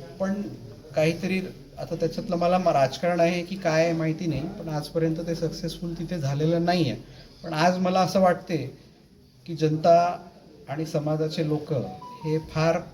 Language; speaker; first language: Marathi; non-native, local second language; Lambadi